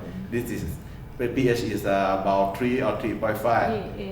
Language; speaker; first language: English; non-native, learner; Thai